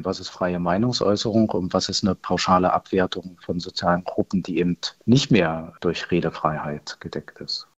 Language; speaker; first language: German; native; German